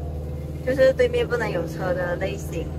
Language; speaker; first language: Chinese; native; Chinese